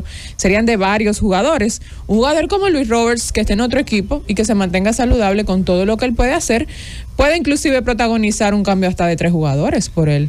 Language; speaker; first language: Spanish; native; Spanish